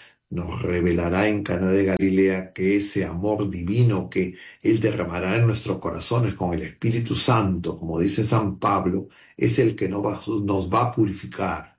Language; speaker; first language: Spanish; native; Spanish